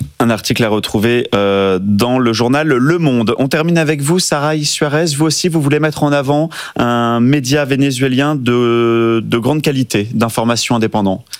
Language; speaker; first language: French; native; French